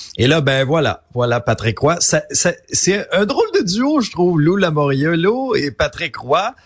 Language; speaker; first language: French; native; French